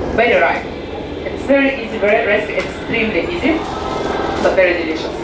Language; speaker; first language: English; non-native, fluent; Russian